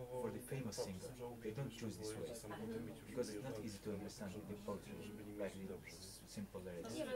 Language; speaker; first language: English; non-native, learner; Arabic